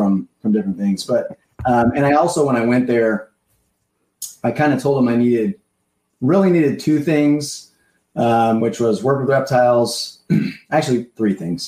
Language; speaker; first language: English; native; English